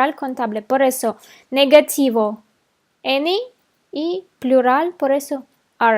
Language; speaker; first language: Spanish; non-native, fluent; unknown